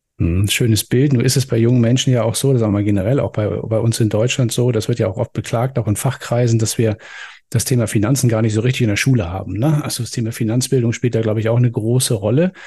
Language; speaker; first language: German; native; German